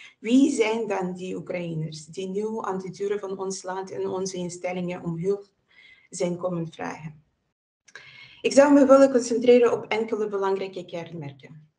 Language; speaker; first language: Dutch; non-native, fluent; Ukrainian